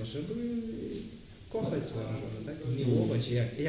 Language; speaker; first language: Polish; non-native, learner; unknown